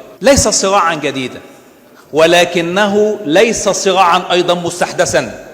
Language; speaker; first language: Arabic; native; Arabic